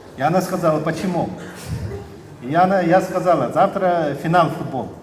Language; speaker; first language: Russian; non-native, learner; English